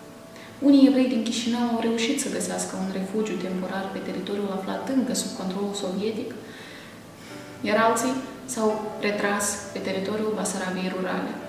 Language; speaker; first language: Romanian; native; Romanian